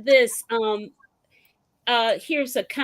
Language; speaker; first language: English; native; English